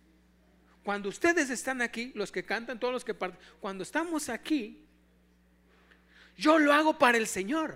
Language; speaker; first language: Spanish; native; Spanish